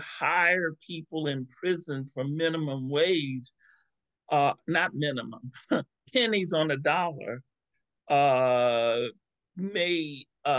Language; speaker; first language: English; native; English